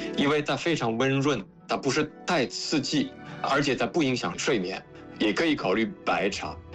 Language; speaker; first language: Chinese; non-native, fluent; French